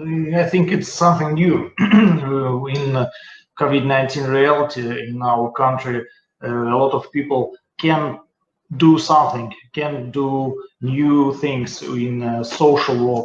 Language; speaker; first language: English; non-native, learner; Russian